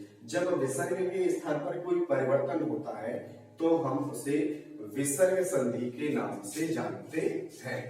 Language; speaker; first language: Hindi; native; Hindi